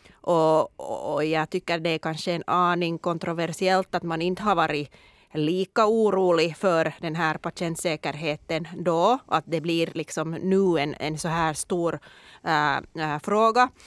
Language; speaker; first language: Swedish; non-native, local second language; Finnish